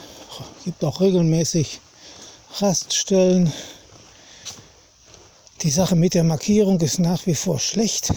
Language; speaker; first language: German; native; German